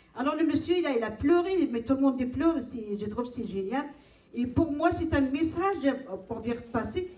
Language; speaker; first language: French; non-native, local second language; Arabic